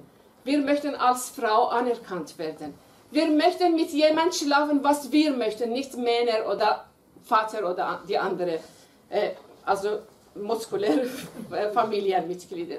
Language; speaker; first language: German; non-native, fluent; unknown